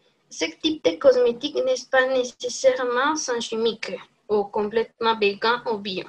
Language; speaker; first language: French; non-native, learner; Spanish